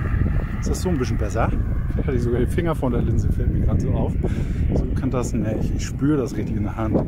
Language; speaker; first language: German; native; German